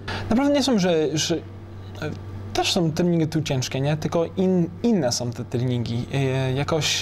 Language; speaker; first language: Polish; early bilingual, heritage; English